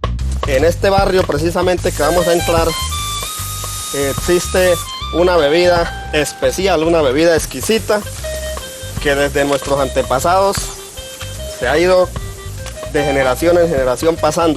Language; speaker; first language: Spanish; native; Spanish